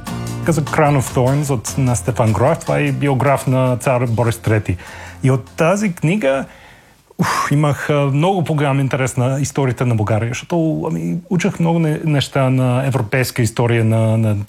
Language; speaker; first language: Bulgarian; non-native, learner; English